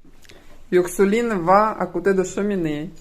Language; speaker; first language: French; non-native, fluent; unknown